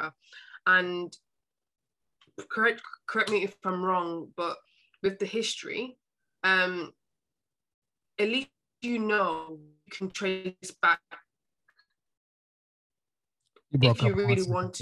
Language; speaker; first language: English; native; English